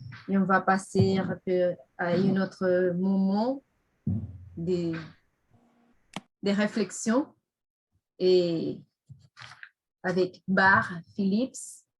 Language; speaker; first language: French; non-native, fluent; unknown